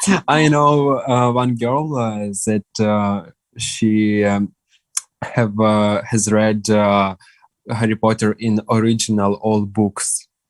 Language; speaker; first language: English; non-native, learner; Ukrainian